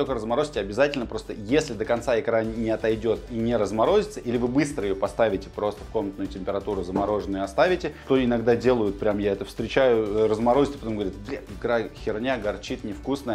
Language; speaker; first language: Russian; native; Russian